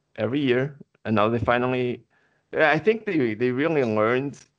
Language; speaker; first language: English; non-native, fluent; Portuguese